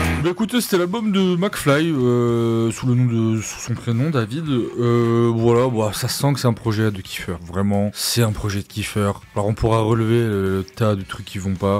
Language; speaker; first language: French; native; French